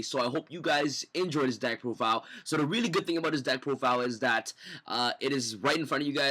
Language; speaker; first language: English; native; English